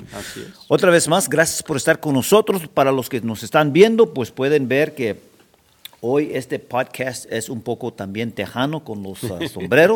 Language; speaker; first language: Spanish; early bilingual, heritage; Spanish